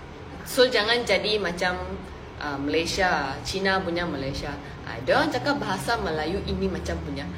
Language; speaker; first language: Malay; non-native, local second language; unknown